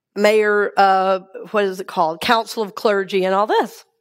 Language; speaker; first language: English; native; English